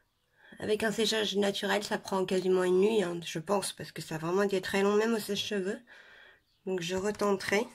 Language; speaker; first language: French; native; French